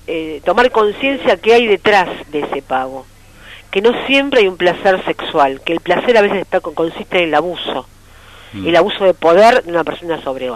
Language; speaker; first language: Spanish; native; Spanish